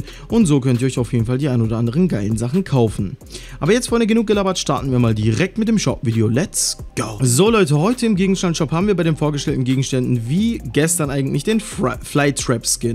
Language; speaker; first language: German; native; German